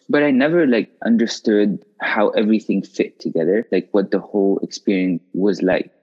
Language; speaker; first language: English; non-native, fluent; Arabic